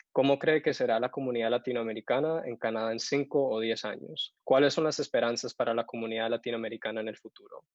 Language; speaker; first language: Spanish; early bilingual, heritage; Spanish